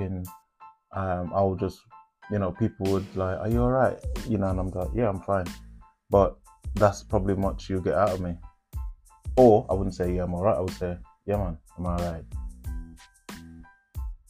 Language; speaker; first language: English; non-native, local second language; Jamaican Creole English